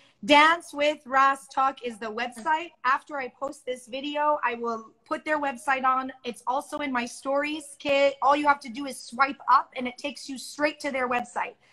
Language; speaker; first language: English; early bilingual, other home language; Persian